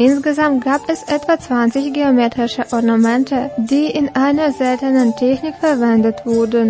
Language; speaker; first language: German; non-native, fluent; Russian